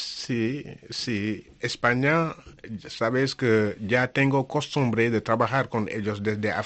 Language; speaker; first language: Spanish; non-native, learner; Wolof